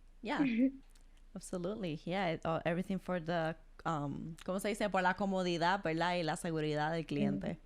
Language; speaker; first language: Spanish; native; Spanish